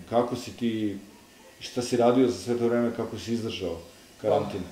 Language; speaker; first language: Serbian; native; Serbian